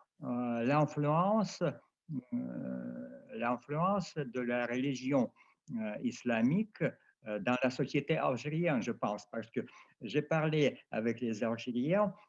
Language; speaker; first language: French; non-native, fluent; Russian